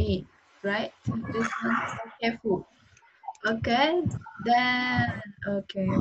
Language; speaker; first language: English; non-native, learner; Vietnamese